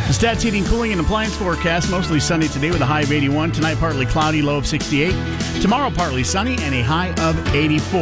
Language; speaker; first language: English; native; English